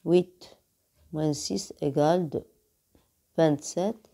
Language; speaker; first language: French; non-native, local second language; Arabic